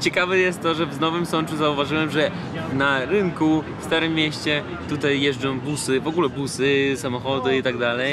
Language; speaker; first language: Polish; non-native, fluent; Russian